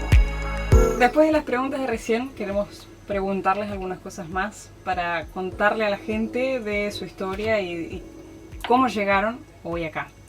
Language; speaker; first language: Spanish; native; Spanish